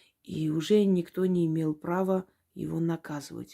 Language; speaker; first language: Russian; native; Russian